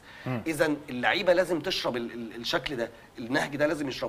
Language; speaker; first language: Arabic; native; Arabic